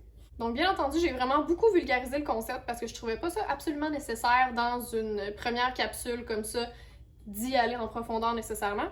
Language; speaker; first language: French; native; French